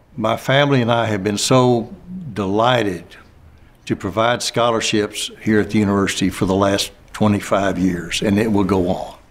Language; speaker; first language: English; native; English